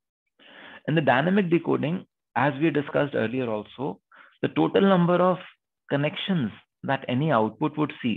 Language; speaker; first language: English; non-native, local second language; Hindi